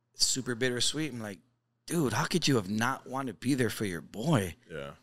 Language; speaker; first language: English; native; English